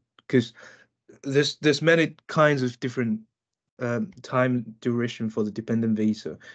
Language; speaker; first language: English; non-native, fluent; Chinese